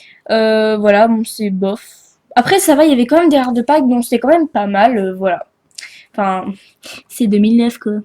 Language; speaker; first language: French; native; French